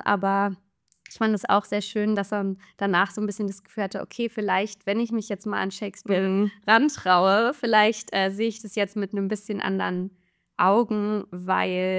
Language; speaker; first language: German; native; German